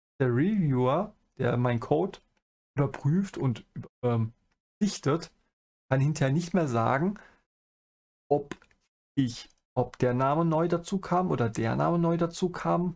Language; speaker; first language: German; native; German